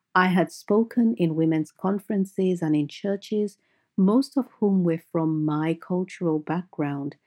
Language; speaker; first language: English; non-native, local second language; Yoruba